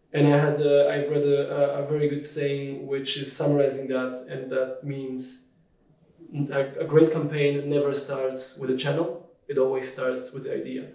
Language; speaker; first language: English; non-native, fluent; Polish